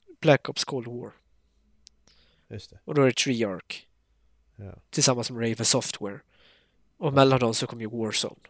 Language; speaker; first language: Swedish; native; Swedish